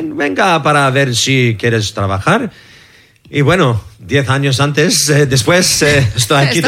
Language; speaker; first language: Spanish; non-native, fluent; English